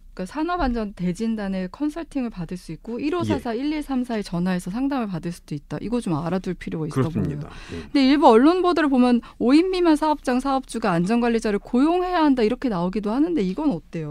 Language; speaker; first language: Korean; native; Korean